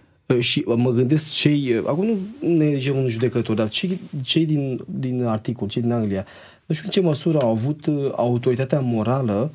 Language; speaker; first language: Romanian; native; Romanian